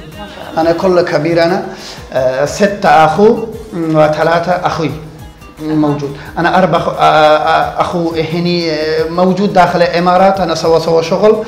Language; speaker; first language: Arabic; non-native, learner; Persian